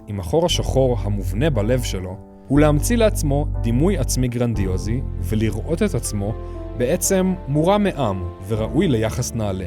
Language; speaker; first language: Hebrew; native; Hebrew